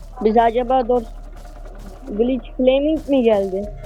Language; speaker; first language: Turkish; native; Turkish